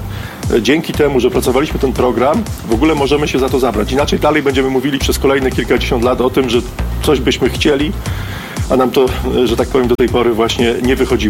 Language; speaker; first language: Polish; native; Polish